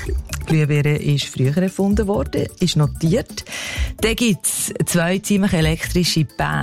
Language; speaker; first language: German; native; German